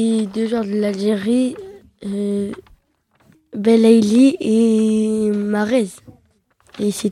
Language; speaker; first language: French; early bilingual, other home language; Arabic